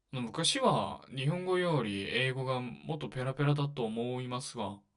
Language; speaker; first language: Japanese; non-native, learner; Korean